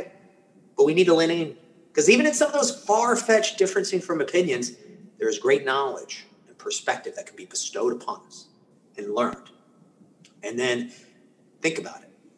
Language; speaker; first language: English; early bilingual, other home language; Spanish